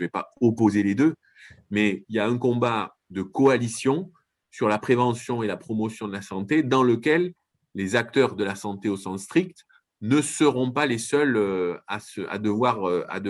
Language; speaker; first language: French; native; French